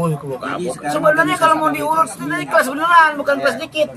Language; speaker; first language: Indonesian; native; Indonesian